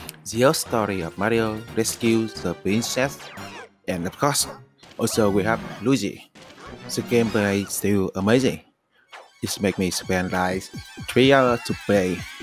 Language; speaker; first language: English; non-native, learner; Vietnamese